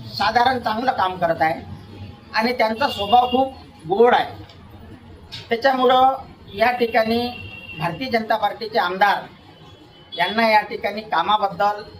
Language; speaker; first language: Marathi; native; Marathi